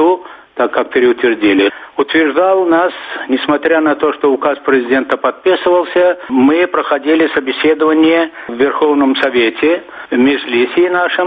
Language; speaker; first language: Russian; non-native, local second language; Turkmen